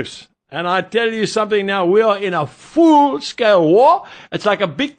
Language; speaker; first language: English; native; English